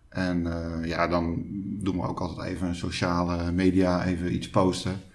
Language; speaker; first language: Dutch; native; Dutch